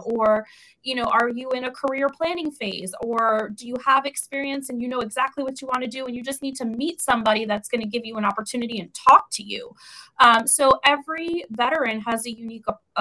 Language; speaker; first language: English; native; English